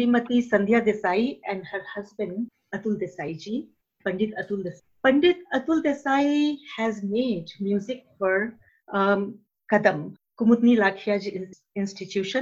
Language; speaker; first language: English; non-native, local second language; Hindi